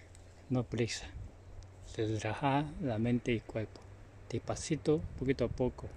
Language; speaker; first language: Spanish; non-native, learner; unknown